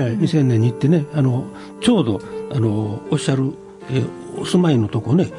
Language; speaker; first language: Japanese; native; Japanese